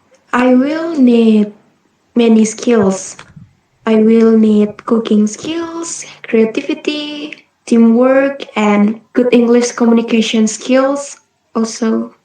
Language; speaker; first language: English; non-native, learner; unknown